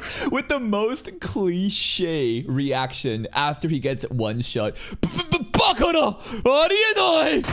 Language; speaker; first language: English; native; English